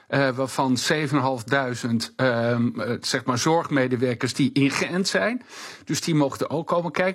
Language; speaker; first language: Dutch; native; Dutch